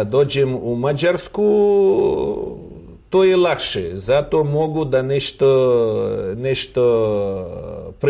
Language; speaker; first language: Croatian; non-native, fluent; Russian